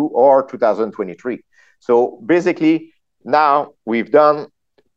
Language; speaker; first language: English; non-native, fluent; French